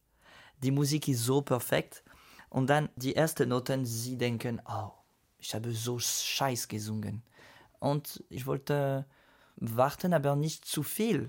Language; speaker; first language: German; non-native, fluent; French